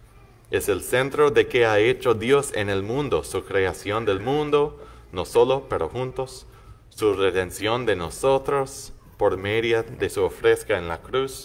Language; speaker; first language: Spanish; non-native, fluent; English